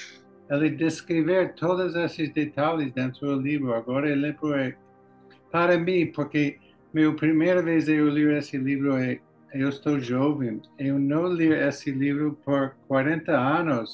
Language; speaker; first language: Portuguese; non-native, learner; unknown